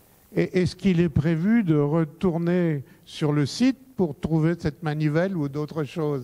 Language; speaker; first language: French; native; French